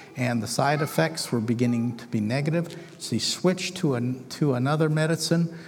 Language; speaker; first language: English; native; English